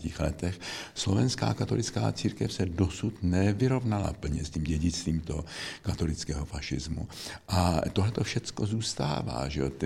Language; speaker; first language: Czech; native; Czech